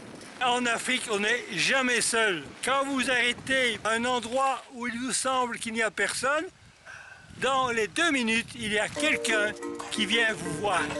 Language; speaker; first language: French; native; French